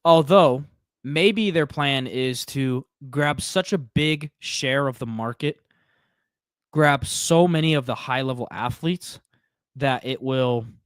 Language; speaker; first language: English; native; English